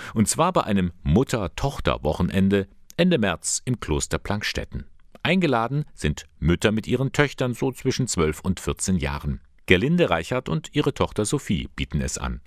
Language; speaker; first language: German; native; German